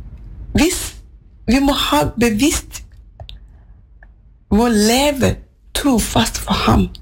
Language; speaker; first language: Norwegian; non-native, fluent; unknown